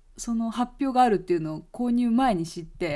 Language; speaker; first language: Japanese; native; Japanese